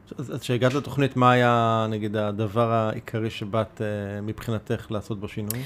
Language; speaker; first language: Hebrew; native; Hebrew